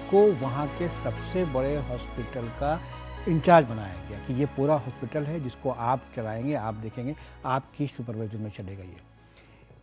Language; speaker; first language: Urdu; native; Urdu